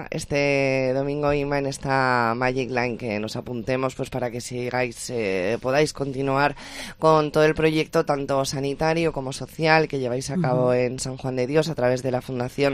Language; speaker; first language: Spanish; native; Spanish